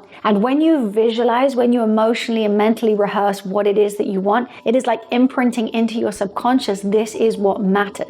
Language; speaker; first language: English; native; English